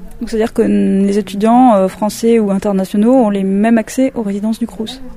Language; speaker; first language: French; native; French